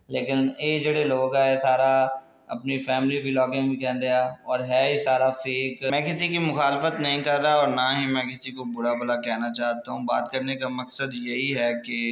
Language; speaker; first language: Urdu; non-native, local second language; Punjabi